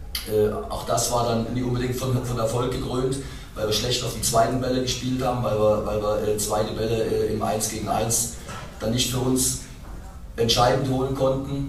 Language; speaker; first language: German; native; German